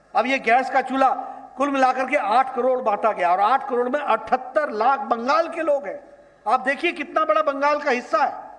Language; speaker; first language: Hindi; native; Hindi